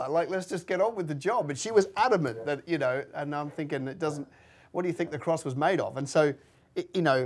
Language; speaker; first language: English; native; English